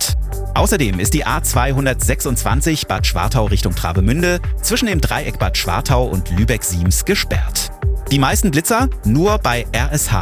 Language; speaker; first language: German; native; German